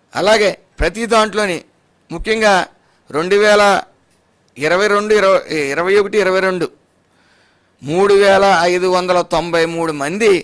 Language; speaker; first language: Telugu; native; Telugu